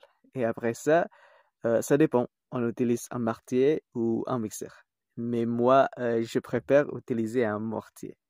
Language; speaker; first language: French; non-native, fluent; Indonesian